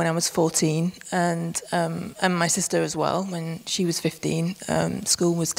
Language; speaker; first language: English; native; English